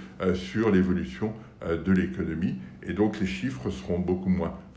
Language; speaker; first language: French; native; French